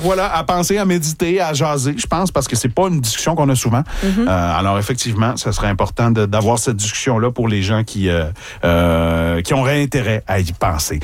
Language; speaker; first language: French; native; French